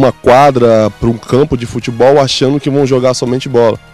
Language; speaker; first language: Portuguese; native; Portuguese